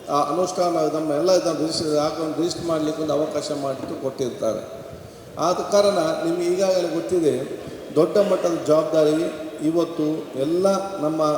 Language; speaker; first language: Kannada; non-native, local second language; Badaga